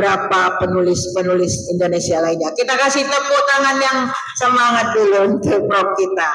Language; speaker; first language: Indonesian; native; Indonesian